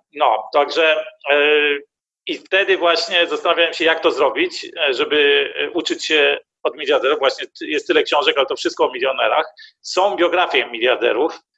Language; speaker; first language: Polish; early bilingual, heritage; Polish